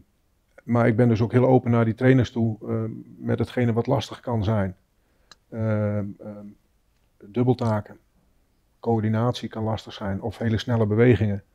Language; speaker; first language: Dutch; native; Dutch